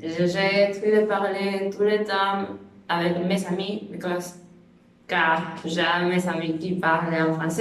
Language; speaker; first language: French; non-native, learner; Spanish